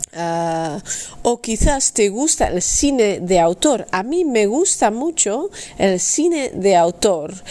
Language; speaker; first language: Spanish; non-native, fluent; Dutch